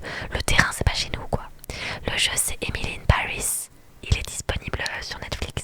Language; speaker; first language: French; native; French